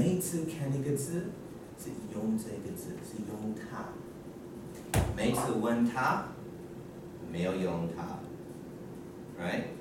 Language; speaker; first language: Chinese; non-native, learner; English